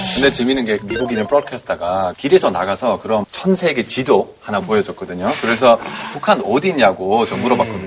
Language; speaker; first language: Korean; non-native, fluent; German